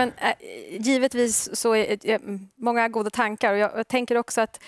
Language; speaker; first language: Swedish; native; Swedish